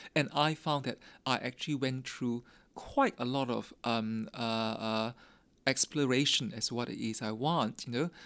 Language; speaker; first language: English; non-native, local second language; Min Nan Chinese